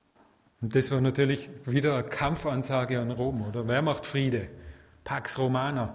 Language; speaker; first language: German; native; German